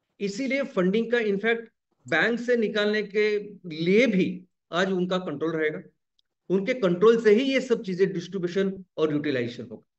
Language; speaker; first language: Hindi; non-native, local second language; Marathi